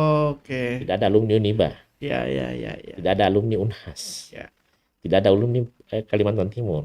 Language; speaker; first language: Indonesian; native; Indonesian